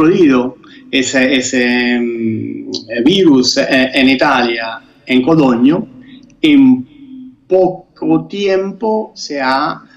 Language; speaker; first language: Spanish; non-native, fluent; Italian